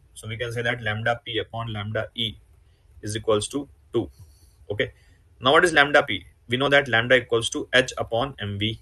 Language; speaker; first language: English; non-native, local second language; Hindi